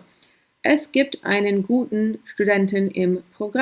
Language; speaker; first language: German; non-native, fluent; English